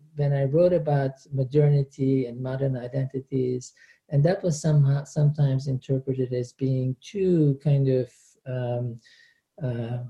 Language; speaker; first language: English; non-native, fluent; Turkish